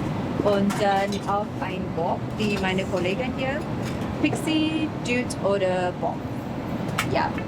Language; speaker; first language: German; non-native, fluent; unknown